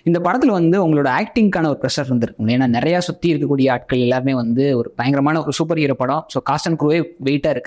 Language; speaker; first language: Tamil; native; Tamil